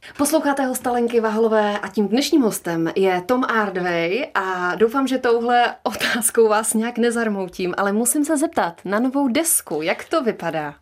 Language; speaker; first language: Czech; native; Czech